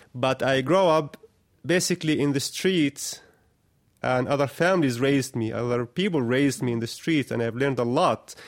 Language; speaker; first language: English; non-native, fluent; Arabic